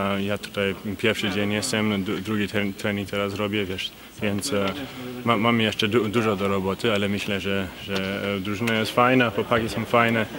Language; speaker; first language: Polish; early bilingual, heritage; Polish